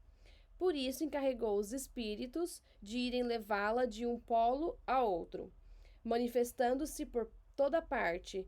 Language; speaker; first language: Portuguese; native; Portuguese